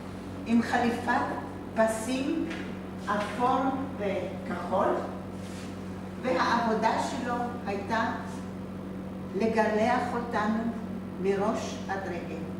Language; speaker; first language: Hebrew; non-native, fluent; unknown